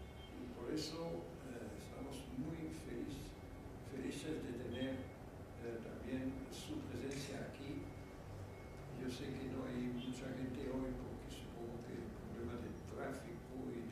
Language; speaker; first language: Spanish; non-native, fluent; French